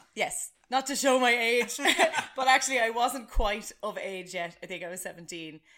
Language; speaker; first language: English; native; English